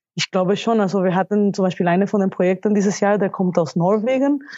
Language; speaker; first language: German; non-native, fluent; Spanish